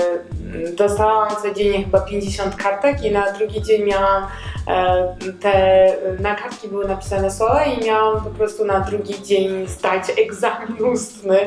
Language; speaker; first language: Polish; non-native, learner; Georgian